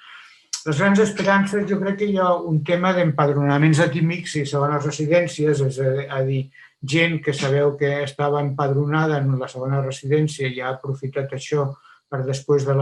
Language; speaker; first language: Catalan; native; Catalan